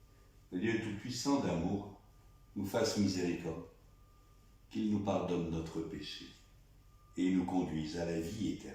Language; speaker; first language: French; native; French